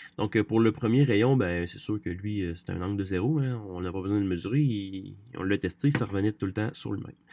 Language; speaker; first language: French; native; French